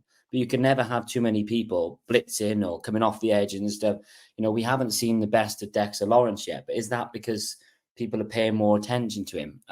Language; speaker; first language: English; native; English